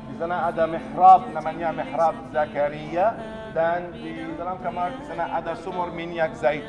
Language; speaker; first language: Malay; non-native, learner; Arabic